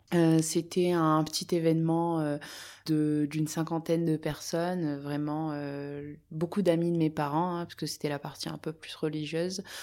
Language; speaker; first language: French; native; French